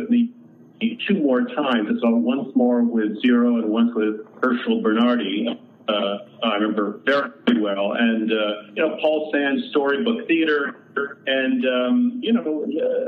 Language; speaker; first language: English; native; English